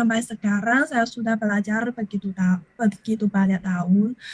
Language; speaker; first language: Indonesian; non-native, learner; Chinese